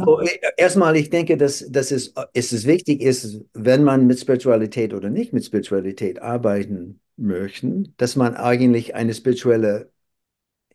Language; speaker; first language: German; non-native, fluent; English